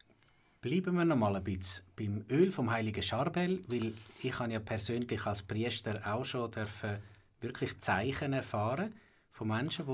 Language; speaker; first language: German; native; German